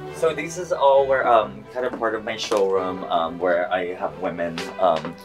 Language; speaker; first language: English; non-native, local second language; Filipino